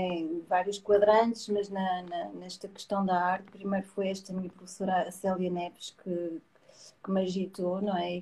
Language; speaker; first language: Portuguese; native; Portuguese